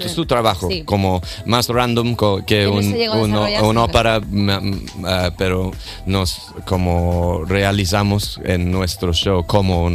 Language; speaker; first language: Spanish; non-native, learner; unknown